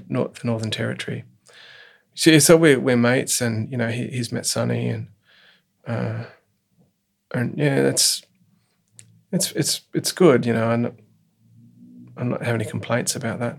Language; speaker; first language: English; native; English